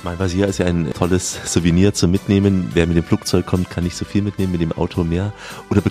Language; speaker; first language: German; native; German